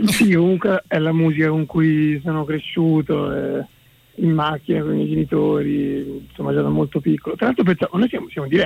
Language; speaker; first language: Italian; native; Italian